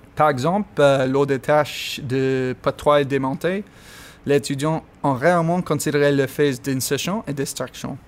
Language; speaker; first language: French; non-native, learner; English